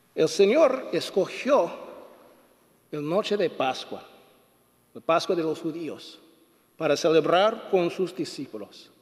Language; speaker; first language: Spanish; non-native, fluent; English